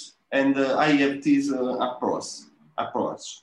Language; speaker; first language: English; non-native, learner; Italian